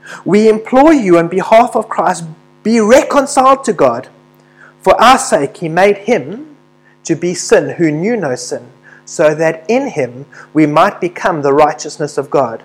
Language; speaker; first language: English; native; English